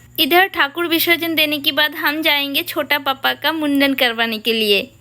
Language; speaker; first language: Hindi; non-native, local second language; Bangla